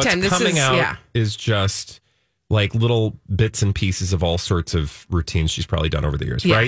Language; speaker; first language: English; native; English